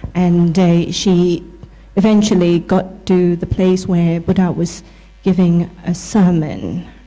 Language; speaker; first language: English; non-native, fluent; Burmese